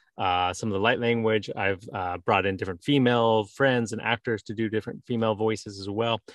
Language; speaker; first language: English; native; English